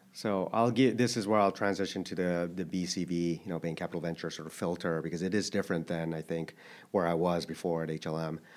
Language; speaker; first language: English; early bilingual, other home language; Korean